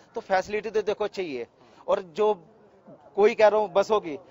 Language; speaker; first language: Hindi; native; Hindi